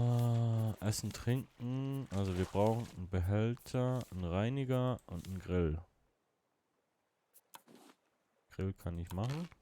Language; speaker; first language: German; native; German